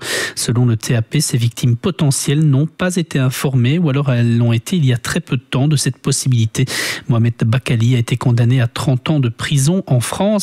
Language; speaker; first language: French; native; French